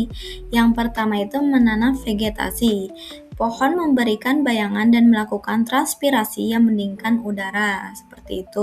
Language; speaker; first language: Indonesian; native; Indonesian